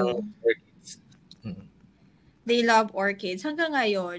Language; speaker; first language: English; non-native, local second language; Hiligaynon